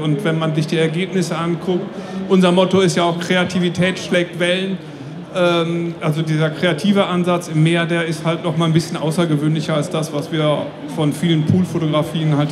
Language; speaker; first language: German; native; German